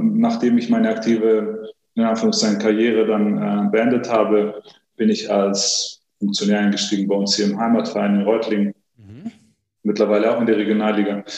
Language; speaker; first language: German; early bilingual, other home language; Greek